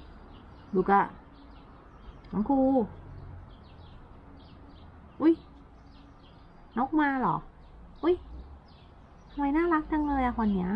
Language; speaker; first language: German; non-native, learner; Thai